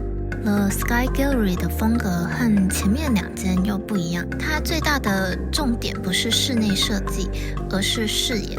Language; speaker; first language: Chinese; native; Chinese